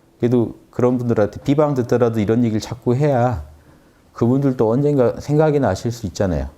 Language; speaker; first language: Korean; native; Korean